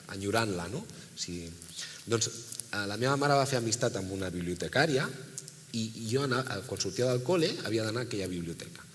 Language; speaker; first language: Catalan; non-native, local second language; Spanish